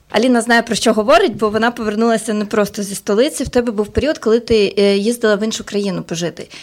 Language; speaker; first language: Ukrainian; native; Ukrainian